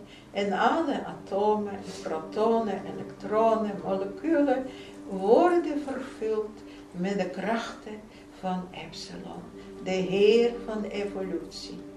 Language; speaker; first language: Dutch; non-native, fluent; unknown